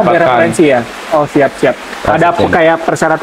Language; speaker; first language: Indonesian; native; Indonesian